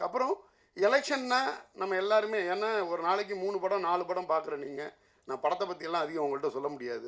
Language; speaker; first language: Tamil; native; Tamil